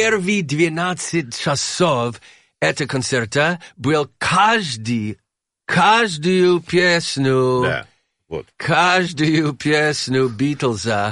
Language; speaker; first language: Russian; non-native, learner; English